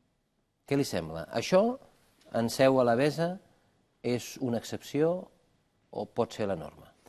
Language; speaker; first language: Catalan; native; Catalan